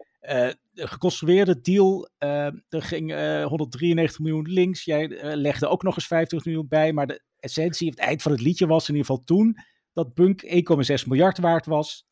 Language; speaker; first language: Dutch; native; Dutch